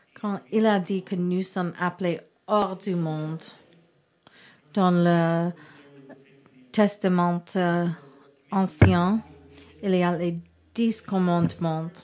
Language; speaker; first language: French; non-native, learner; English